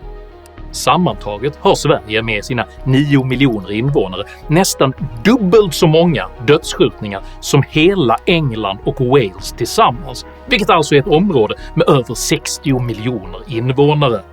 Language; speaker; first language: Swedish; native; Swedish